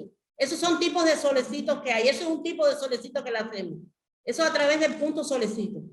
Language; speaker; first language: Spanish; native; Spanish